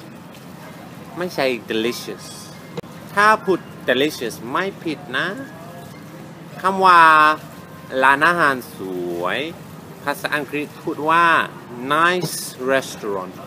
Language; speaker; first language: Thai; non-native, fluent; English